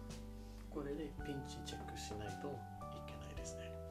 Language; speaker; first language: Japanese; non-native, learner; English